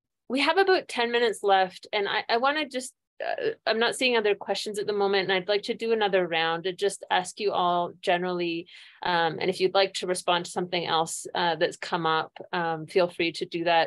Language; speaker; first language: English; native; English